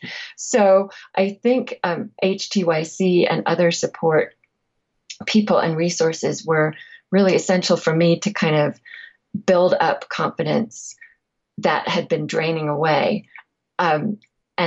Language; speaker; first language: English; native; English